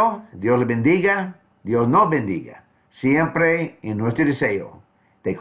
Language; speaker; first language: Spanish; non-native, fluent; English